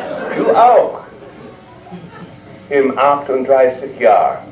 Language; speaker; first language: German; non-native, learner; English